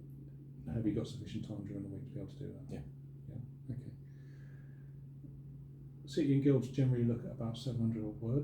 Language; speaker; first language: English; native; English